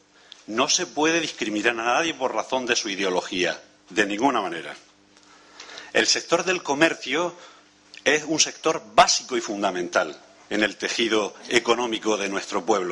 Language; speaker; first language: Spanish; native; Spanish